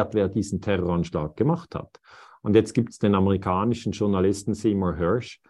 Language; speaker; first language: German; native; German